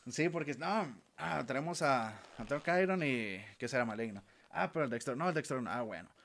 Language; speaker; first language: Spanish; native; Spanish